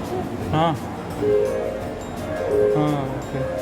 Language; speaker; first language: Hindi; native; Hindi